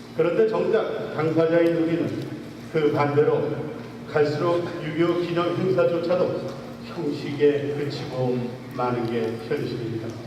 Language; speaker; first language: Korean; native; Korean